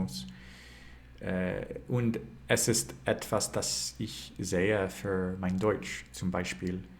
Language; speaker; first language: German; non-native, learner; English